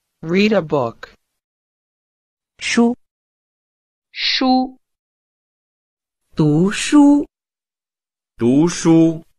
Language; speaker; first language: Chinese; non-native, learner; Urdu